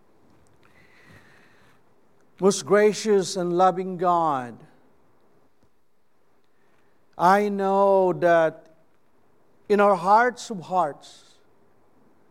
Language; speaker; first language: English; non-native, local second language; Cebuano